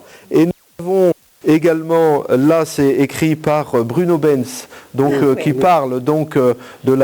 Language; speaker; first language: French; native; French